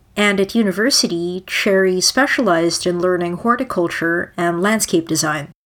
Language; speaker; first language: English; non-native, local second language; Filipino